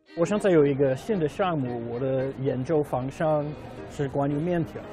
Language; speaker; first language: Chinese; non-native, fluent; English